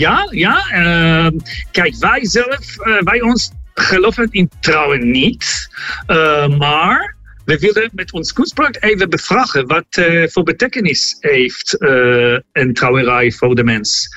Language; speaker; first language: Dutch; non-native, fluent; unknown